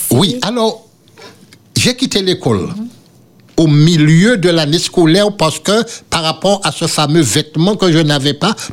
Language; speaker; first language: French; native; French